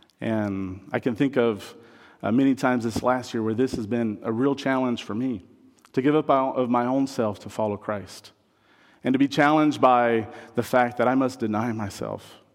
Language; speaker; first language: English; non-native, fluent; French